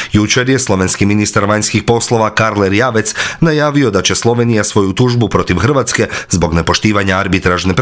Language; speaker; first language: Croatian; native; Croatian